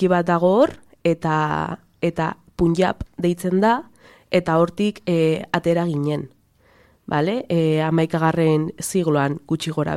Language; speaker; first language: Basque; non-native, local second language; Spanish